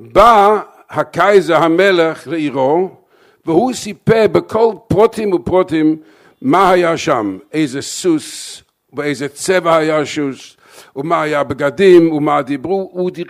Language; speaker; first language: Hebrew; non-native, fluent; English